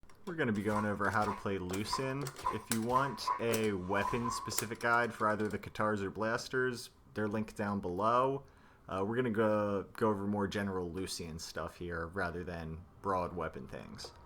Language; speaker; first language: English; native; English